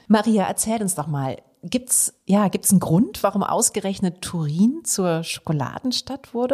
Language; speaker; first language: German; native; German